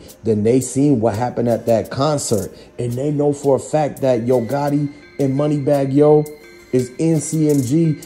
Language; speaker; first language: English; native; English